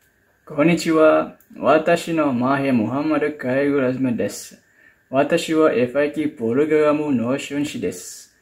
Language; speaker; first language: Japanese; non-native, learner; Malay